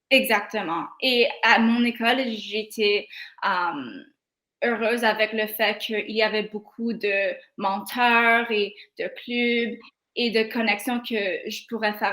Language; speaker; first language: French; non-native, local second language; English